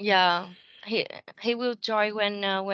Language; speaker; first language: English; non-native, learner; Vietnamese